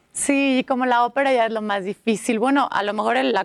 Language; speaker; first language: Spanish; native; Spanish